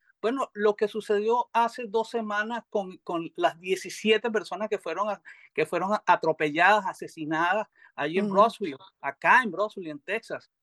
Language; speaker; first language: Spanish; native; Spanish